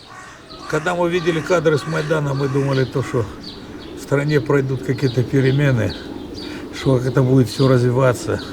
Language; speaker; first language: Russian; native; Russian